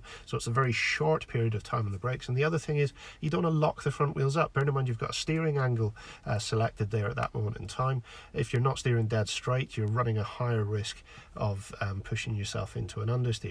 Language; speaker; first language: English; native; English